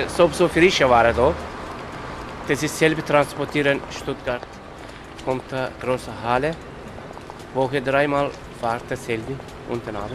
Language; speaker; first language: German; non-native, learner; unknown